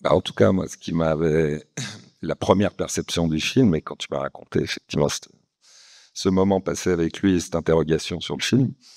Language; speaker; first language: French; native; French